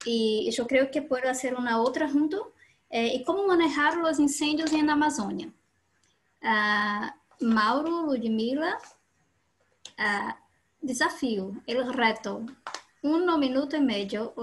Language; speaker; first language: Spanish; non-native, learner; Portuguese